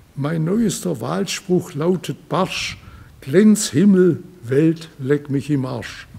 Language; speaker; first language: German; native; German